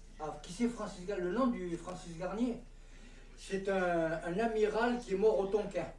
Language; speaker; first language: French; native; French